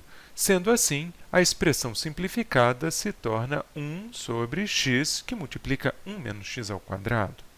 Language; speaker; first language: Portuguese; native; Portuguese